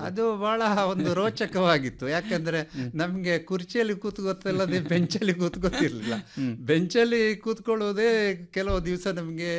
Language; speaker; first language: Kannada; non-native, local second language; Konkani